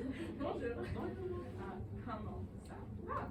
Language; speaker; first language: French; non-native, local second language; English